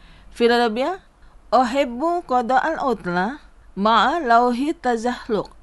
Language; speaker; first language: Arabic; non-native, fluent; Indonesian